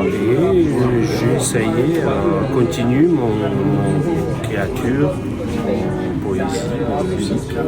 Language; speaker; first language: French; non-native, learner; Russian